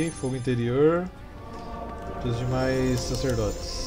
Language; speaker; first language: Portuguese; native; Portuguese